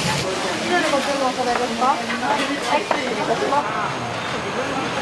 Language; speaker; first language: Japanese; native; Japanese